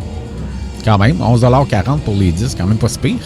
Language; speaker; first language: French; native; French